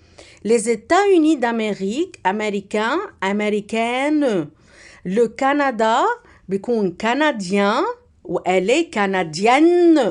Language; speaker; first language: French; non-native, fluent; Arabic